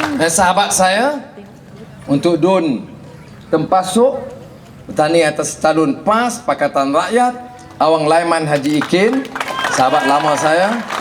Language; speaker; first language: Malay; native; Malay